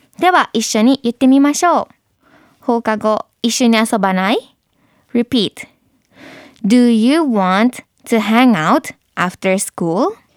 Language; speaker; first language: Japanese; non-native, fluent; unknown